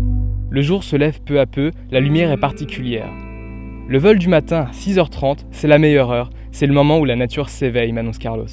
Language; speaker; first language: French; native; French